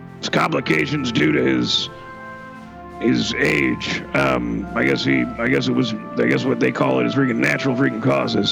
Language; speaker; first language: English; native; English